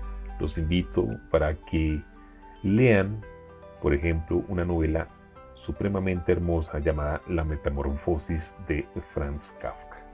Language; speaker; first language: Spanish; native; Spanish